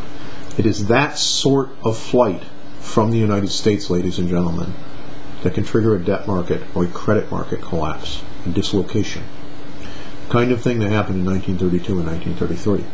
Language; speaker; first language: English; native; English